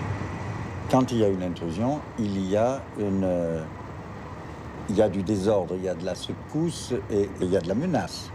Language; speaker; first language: French; native; French